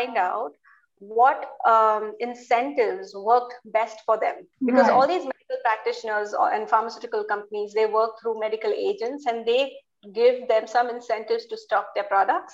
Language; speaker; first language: English; non-native, local second language; Hindi